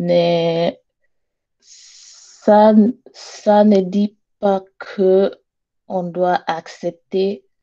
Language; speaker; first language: French; non-native, learner; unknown